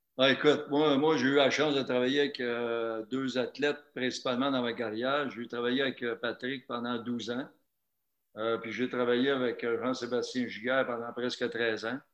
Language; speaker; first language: French; native; French